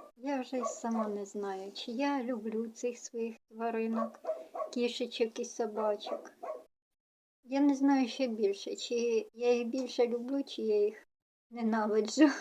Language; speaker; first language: Ukrainian; non-native, local second language; Russian